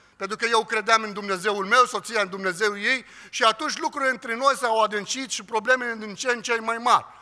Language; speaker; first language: Romanian; non-native, fluent; Arabic